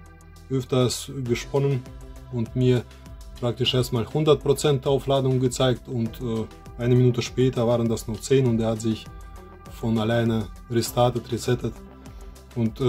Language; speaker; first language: German; non-native, fluent; Russian